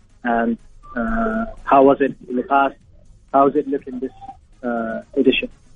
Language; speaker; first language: English; non-native, fluent; Arabic